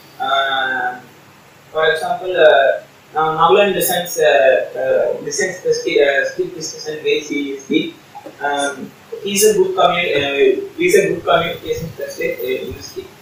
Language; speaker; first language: English; non-native, learner; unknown